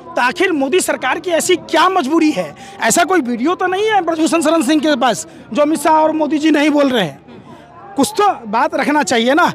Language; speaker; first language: Hindi; native; Hindi